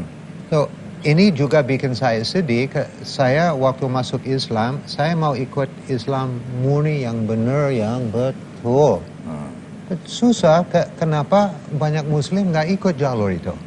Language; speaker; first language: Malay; non-native, fluent; English